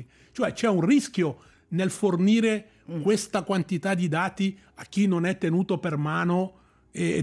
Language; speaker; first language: Italian; native; Italian